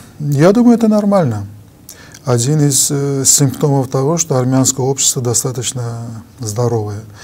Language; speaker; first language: Russian; non-native, local second language; Armenian